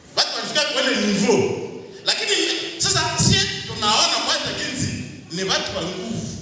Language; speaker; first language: Swahili; non-native, local second language; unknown